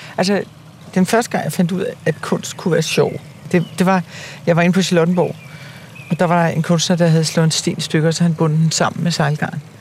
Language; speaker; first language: Danish; native; Danish